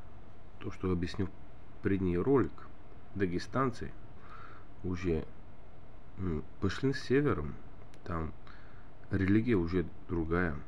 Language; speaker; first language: Russian; non-native, learner; Bulgarian